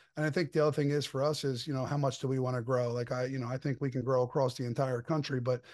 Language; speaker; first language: English; native; English